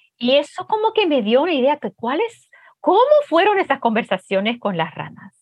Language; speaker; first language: Spanish; early bilingual, heritage; Spanish